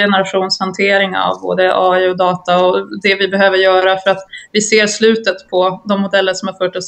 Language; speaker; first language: Swedish; native; Swedish